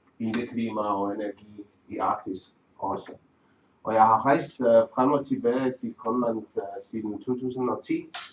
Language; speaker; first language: Danish; non-native, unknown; Czech